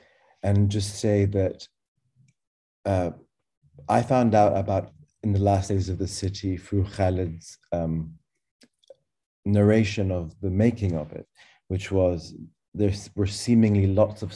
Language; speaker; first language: English; native; English